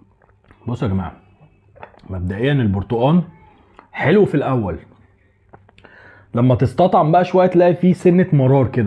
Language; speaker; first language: Arabic; native; Arabic